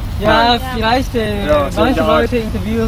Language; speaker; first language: German; non-native, learner; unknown